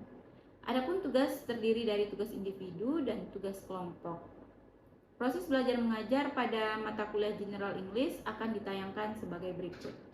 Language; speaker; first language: Indonesian; native; Indonesian